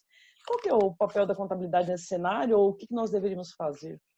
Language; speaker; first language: Portuguese; native; Portuguese